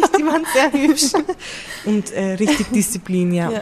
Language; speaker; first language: German; early bilingual, other home language; Turkish